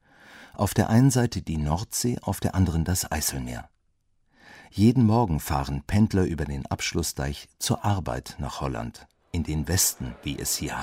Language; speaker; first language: German; native; German